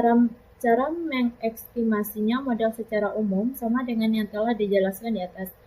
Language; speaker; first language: Indonesian; native; Indonesian